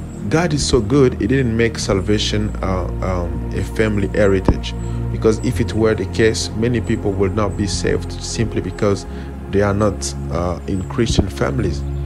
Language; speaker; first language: English; non-native, fluent; French